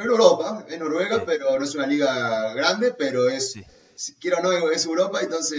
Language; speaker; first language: Spanish; native; Spanish